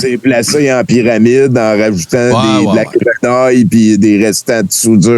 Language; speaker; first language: French; native; French